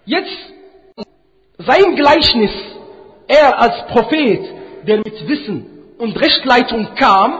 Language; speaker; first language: German; non-native, fluent; Arabic